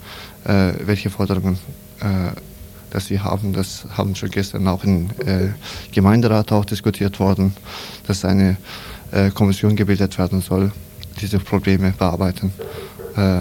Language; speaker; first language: German; non-native, learner; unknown